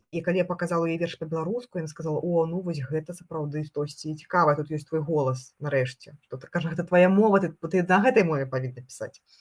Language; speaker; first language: Belarusian; non-native, local second language; Russian